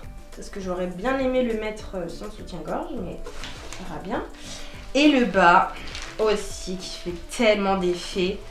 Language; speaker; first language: French; native; French